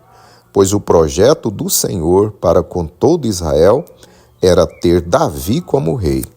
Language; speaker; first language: Portuguese; native; Portuguese